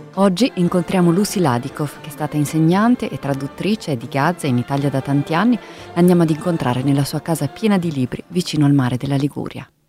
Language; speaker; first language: Italian; native; Italian